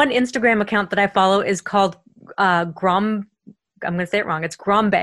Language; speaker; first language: English; native; English